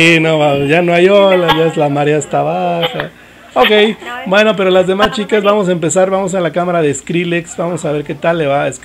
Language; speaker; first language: Spanish; native; Spanish